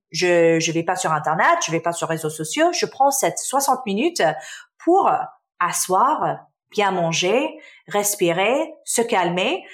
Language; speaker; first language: French; non-native, local second language; Arabic